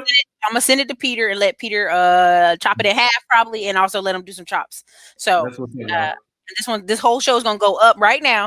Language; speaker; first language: English; native; English